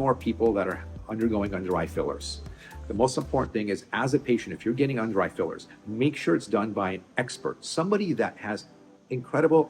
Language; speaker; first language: English; native; English